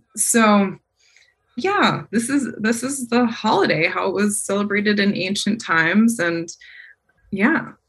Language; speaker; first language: English; native; English